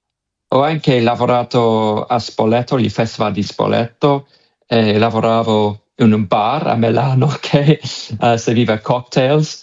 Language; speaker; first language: Italian; non-native, learner; English